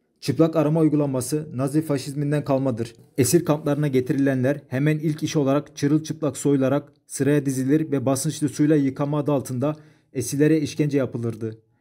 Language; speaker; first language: Turkish; native; Turkish